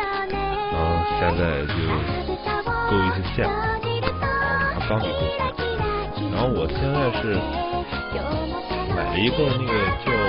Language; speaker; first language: Chinese; native; Chinese